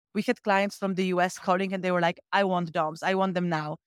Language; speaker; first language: English; non-native, fluent; Polish